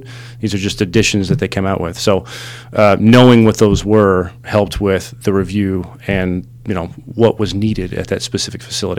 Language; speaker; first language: English; native; English